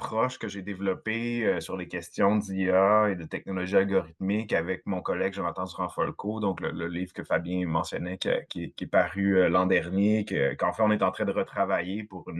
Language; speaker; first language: French; native; French